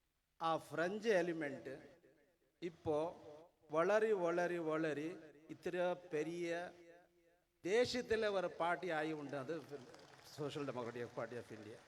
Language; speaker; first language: Malayalam; non-native, learner; Urdu